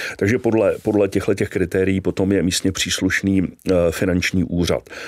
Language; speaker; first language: Czech; native; Czech